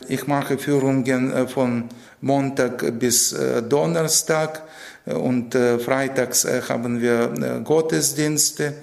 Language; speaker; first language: German; non-native, fluent; Russian